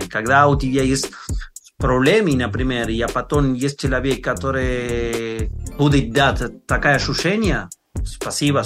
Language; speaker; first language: Russian; non-native, learner; Spanish